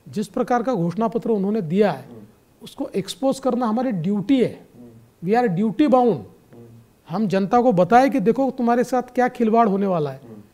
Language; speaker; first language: Hindi; non-native, local second language; Marathi